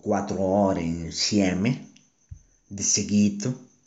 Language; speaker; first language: Italian; non-native, learner; Spanish